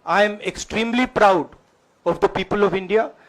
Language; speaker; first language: English; non-native, local second language; Hindi